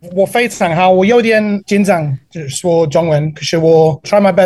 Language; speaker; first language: Chinese; non-native, learner; English